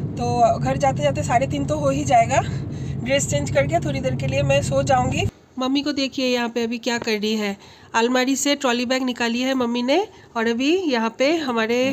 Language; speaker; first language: Hindi; non-native, local second language; Bangla